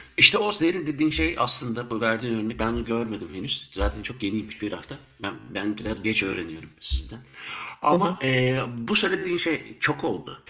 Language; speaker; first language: Turkish; early bilingual, heritage; Turkish